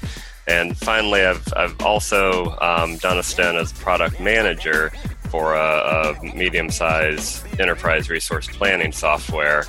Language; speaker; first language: English; native; English